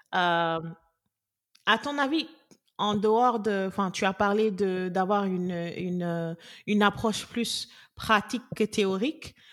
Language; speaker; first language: French; non-native, local second language; Wolof